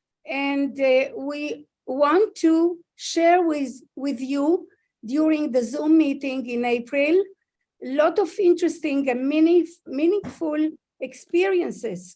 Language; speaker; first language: English; non-native, fluent; Hebrew